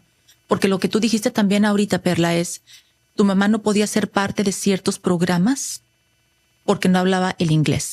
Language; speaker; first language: Spanish; native; Spanish